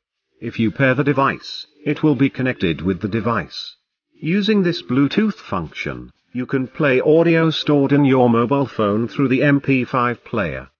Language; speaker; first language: English; non-native, fluent; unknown